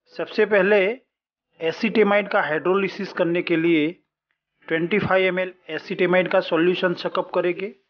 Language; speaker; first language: Hindi; non-native, local second language; Marathi